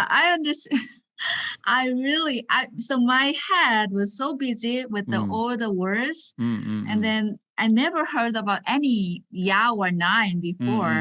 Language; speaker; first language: English; non-native, learner; Korean